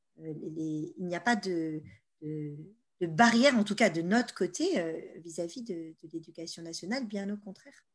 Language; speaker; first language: French; native; French